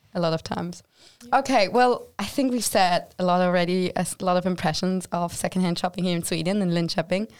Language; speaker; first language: English; non-native, fluent; German